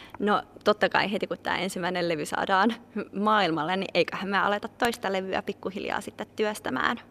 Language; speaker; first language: Finnish; native; Finnish